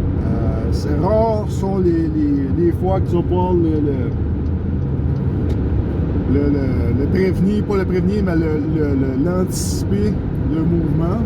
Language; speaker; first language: French; native; French